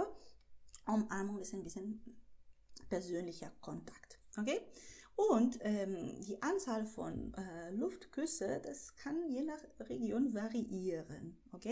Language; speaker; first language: German; non-native, fluent; Portuguese